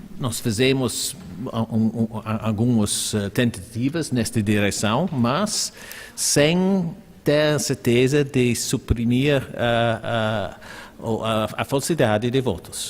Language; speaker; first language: Portuguese; non-native, fluent; English